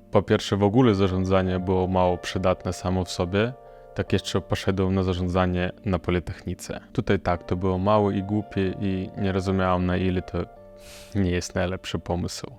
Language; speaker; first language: Polish; non-native, fluent; Russian